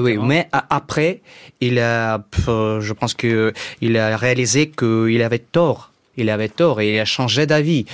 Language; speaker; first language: French; non-native, fluent; Russian